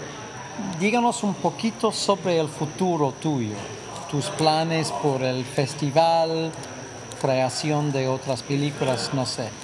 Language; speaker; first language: Spanish; non-native, fluent; English